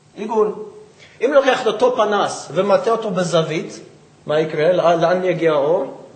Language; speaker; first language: Hebrew; non-native, fluent; English